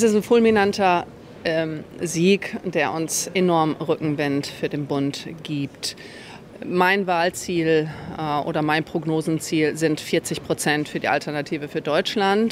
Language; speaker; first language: German; native; German